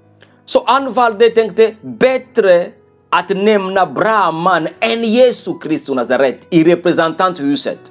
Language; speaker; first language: Swedish; non-native, fluent; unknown